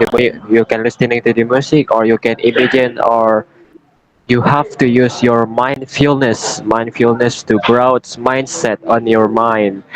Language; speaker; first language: English; non-native, learner; Indonesian